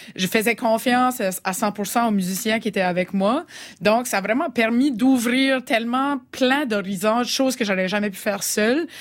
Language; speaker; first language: French; native; French